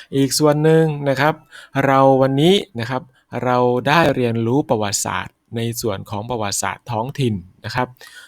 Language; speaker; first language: Thai; native; Thai